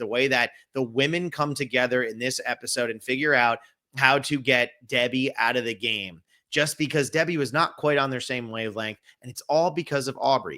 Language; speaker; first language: English; native; English